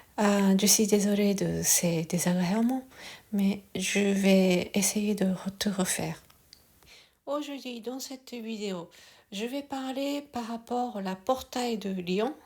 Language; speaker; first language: French; non-native, fluent; Japanese